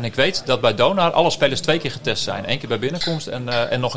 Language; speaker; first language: Dutch; native; Dutch